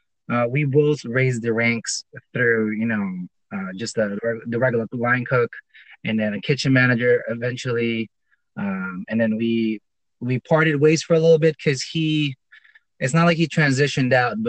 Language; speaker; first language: English; non-native, local second language; Filipino